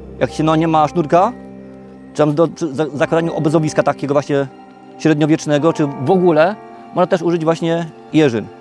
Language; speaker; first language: Polish; native; Polish